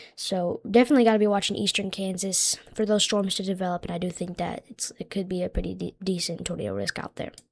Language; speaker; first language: English; native; English